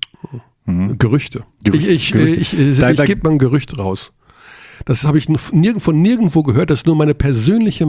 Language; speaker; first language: German; native; German